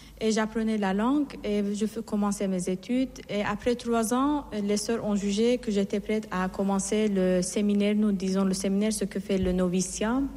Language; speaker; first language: French; non-native, fluent; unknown